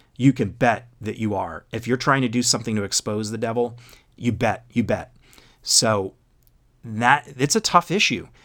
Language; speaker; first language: English; native; English